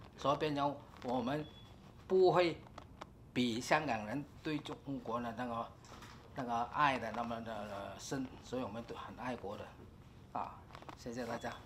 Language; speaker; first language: Chinese; early bilingual, heritage; Chinese